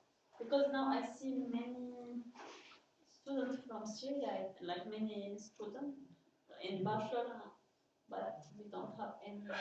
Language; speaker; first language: English; non-native, learner; Arabic